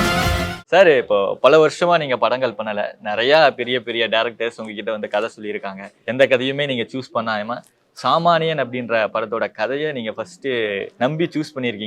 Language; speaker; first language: Tamil; native; Tamil